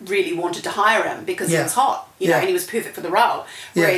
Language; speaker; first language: English; native; English